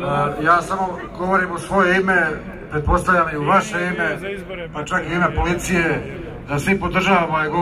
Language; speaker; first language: Bosnian; native; Bosnian